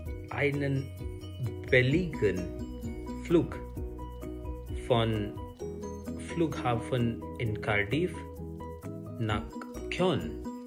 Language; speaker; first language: German; non-native, learner; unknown